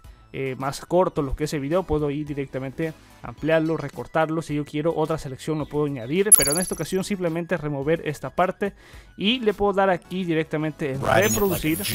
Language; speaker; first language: Spanish; native; Spanish